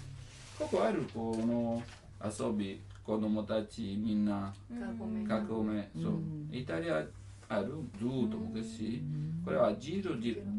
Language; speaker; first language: Japanese; non-native, learner; Italian